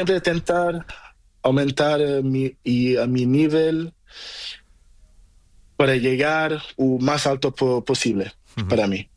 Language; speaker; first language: Spanish; non-native, learner; Portuguese